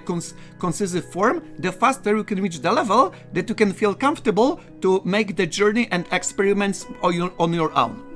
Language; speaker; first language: English; non-native, fluent; Polish